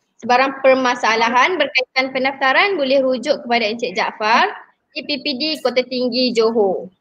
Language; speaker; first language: Malay; native; Malay